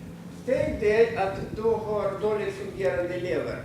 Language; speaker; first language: Swedish; non-native, fluent; Russian